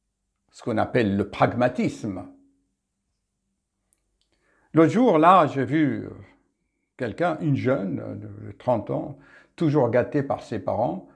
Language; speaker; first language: French; native; French